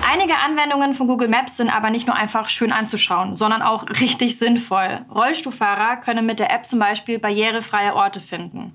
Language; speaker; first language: German; native; German